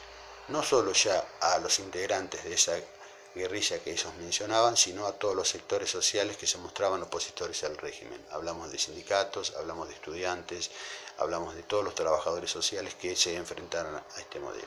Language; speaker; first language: Spanish; native; Spanish